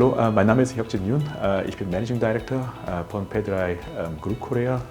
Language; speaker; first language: German; non-native, fluent; Korean